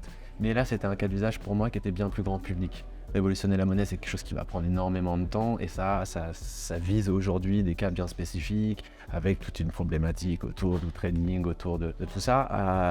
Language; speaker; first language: French; native; French